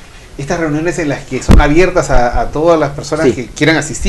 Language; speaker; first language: Spanish; native; Spanish